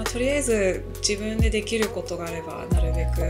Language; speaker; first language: Japanese; non-native, fluent; English